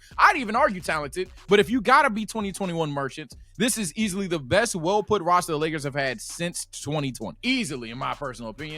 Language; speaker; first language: English; native; English